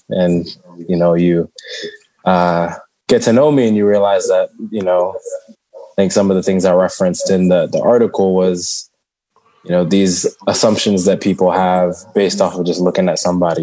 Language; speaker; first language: English; early bilingual, other home language; Shona